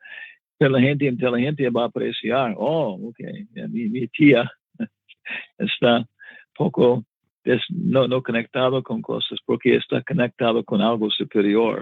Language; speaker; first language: Spanish; non-native, learner; English